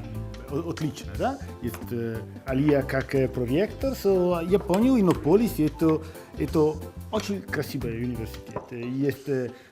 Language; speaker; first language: Russian; non-native, learner; Italian